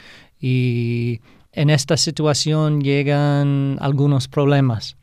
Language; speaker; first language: Spanish; non-native, fluent; English